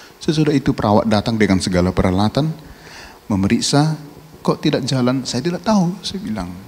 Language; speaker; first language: Indonesian; non-native, local second language; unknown